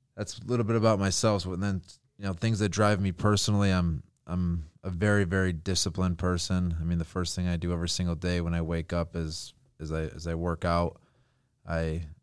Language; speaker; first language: English; native; English